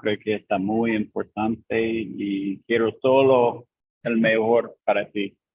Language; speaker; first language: Spanish; non-native, learner; English